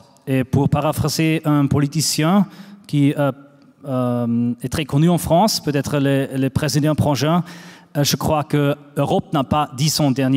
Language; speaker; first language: French; non-native, fluent; German